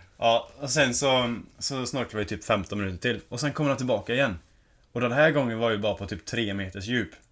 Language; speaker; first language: Swedish; early bilingual, other home language; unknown